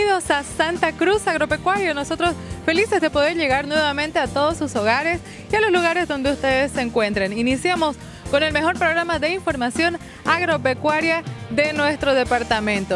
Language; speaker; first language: Spanish; native; Spanish